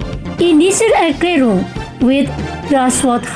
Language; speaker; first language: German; non-native, fluent; Indonesian